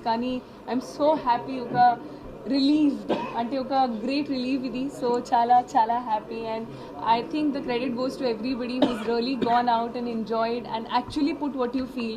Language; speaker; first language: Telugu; non-native, local second language; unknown